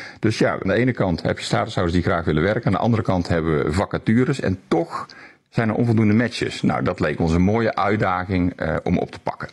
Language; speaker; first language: Dutch; native; Dutch